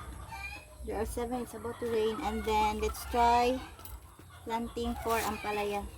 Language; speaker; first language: English; non-native, local second language; Filipino